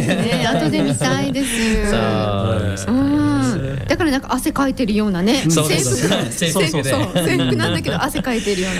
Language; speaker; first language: Japanese; native; Japanese